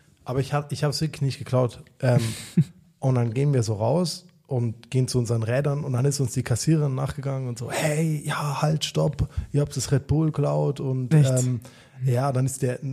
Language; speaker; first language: German; native; German